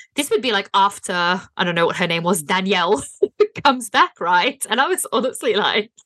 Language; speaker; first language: English; non-native, fluent; Dutch